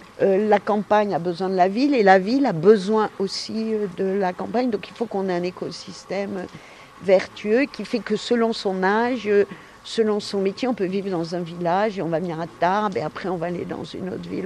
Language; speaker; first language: French; native; French